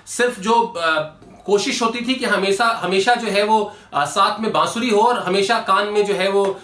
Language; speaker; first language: Hindi; native; Hindi